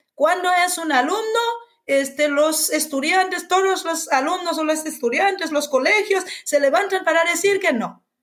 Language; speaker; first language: Spanish; non-native, fluent; Haitian Creole